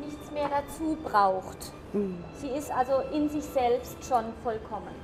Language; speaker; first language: German; native; German